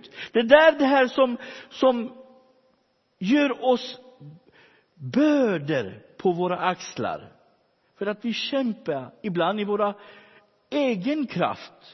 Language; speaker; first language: Swedish; non-native, fluent; Romany